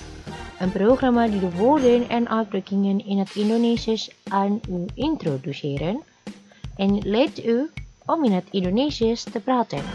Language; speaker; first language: Dutch; non-native, learner; Indonesian